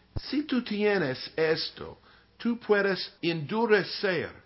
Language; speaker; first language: Spanish; non-native, learner; English